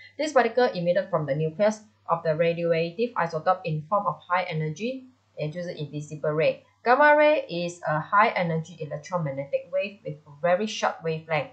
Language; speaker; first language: English; non-native, local second language; Chinese